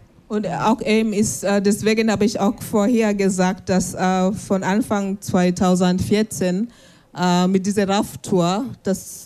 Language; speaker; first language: German; non-native, learner; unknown